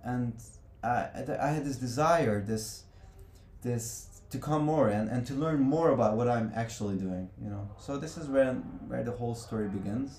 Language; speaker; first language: English; non-native, fluent; Hungarian